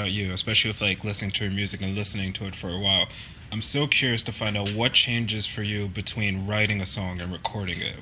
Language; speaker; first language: English; native; English